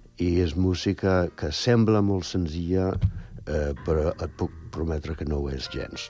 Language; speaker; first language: Catalan; non-native, fluent; English